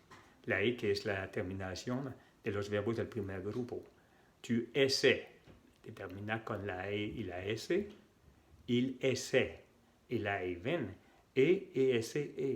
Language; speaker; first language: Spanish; non-native, fluent; French